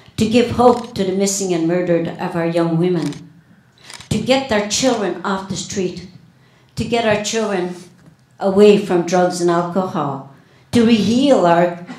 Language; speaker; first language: English; native; English